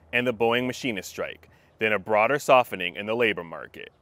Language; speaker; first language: English; native; English